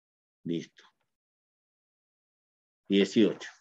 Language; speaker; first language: Spanish; native; Spanish